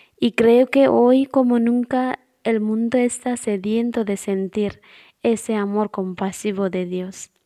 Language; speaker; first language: Spanish; non-native, fluent; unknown